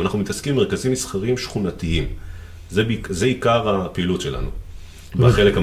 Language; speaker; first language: Hebrew; native; Hebrew